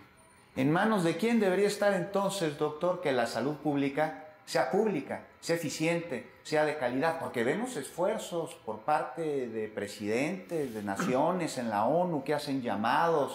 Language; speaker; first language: Spanish; native; Spanish